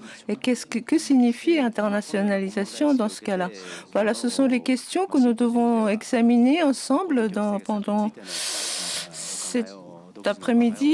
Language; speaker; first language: French; non-native, fluent; Japanese